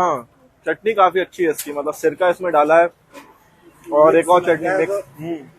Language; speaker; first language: Hindi; native; Hindi